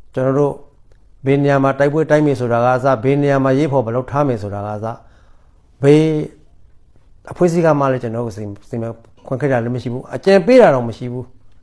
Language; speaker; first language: Burmese; native; Burmese